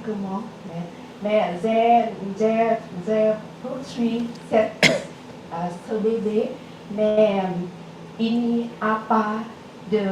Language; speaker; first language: French; non-native, learner; Vietnamese